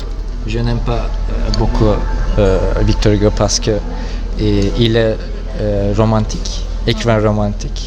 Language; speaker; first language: French; non-native, learner; Turkish